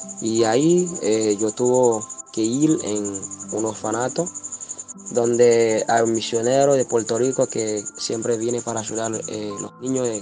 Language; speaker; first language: Spanish; non-native, learner; Haitian Creole